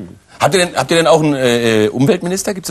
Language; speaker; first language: German; native; German